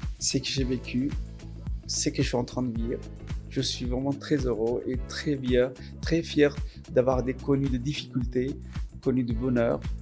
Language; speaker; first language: French; non-native, fluent; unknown